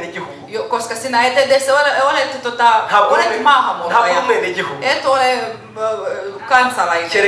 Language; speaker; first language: Finnish; non-native, fluent; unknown